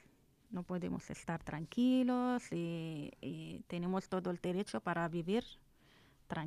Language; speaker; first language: Spanish; non-native, learner; Arabic